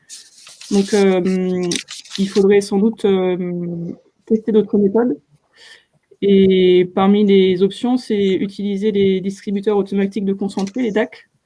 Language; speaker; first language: French; native; French